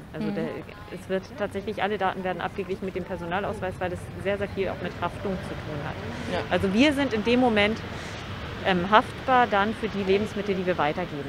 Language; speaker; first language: German; native; German